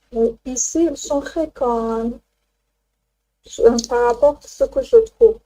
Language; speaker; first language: French; non-native, learner; Persian